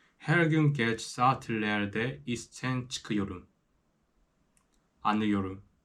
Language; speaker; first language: Turkish; non-native, learner; Korean